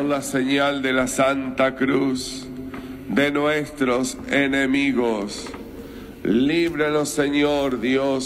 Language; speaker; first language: Spanish; native; Spanish